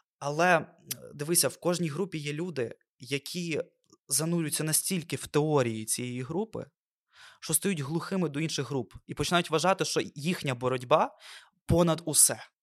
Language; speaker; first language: Ukrainian; non-native, local second language; Russian